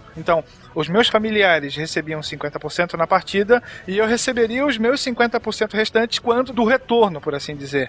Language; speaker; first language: Portuguese; native; Portuguese